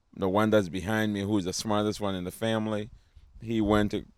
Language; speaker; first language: English; non-native, local second language; Akan